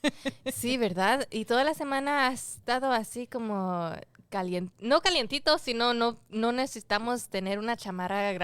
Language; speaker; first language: Spanish; early bilingual, heritage; Spanish